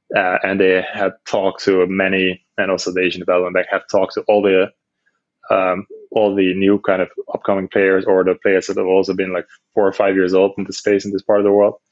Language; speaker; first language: English; non-native, fluent; Dutch